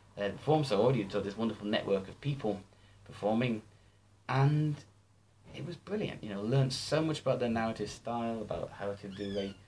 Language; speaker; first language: English; native; English